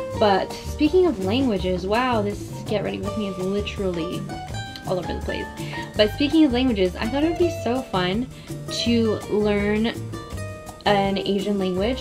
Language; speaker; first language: English; early bilingual, other home language; Spanish